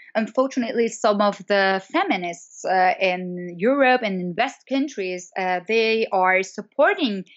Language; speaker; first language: English; non-native, fluent; Persian